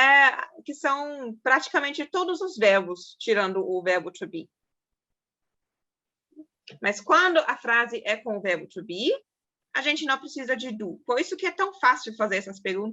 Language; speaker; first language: Portuguese; non-native, fluent; German